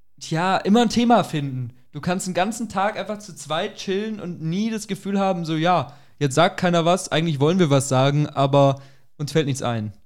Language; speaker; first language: German; native; German